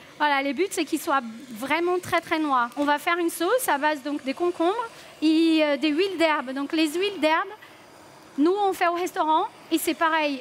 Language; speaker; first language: French; non-native, fluent; Portuguese